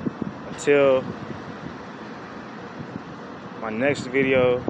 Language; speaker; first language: English; native; English